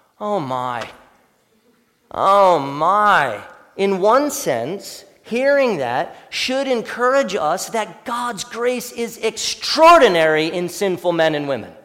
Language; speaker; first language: English; native; English